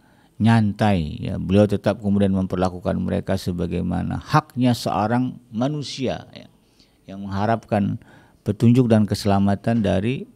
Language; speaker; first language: Indonesian; native; Indonesian